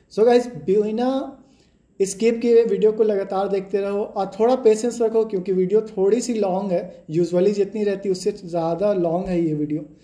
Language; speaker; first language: Hindi; native; Hindi